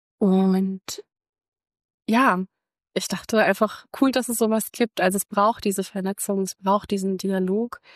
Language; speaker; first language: German; early bilingual, other home language; Croatian